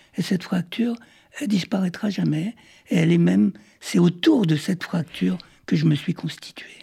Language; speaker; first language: French; early bilingual, other home language; Arabic